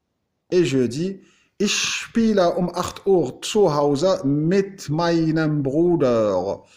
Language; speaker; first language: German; non-native, fluent; Arabic